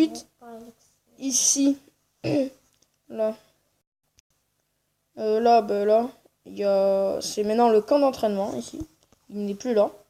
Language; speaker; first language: French; native; French